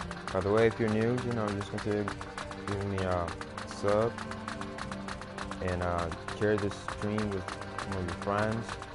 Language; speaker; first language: English; early bilingual, other home language; Spanish